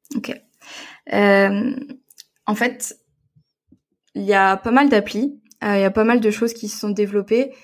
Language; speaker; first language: French; native; French